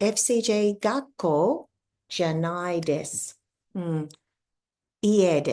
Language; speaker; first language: Japanese; non-native, fluent; English